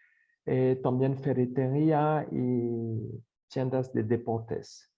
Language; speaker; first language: Spanish; non-native, fluent; French